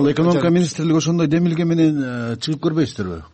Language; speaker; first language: Kyrgyz; native; Kyrgyz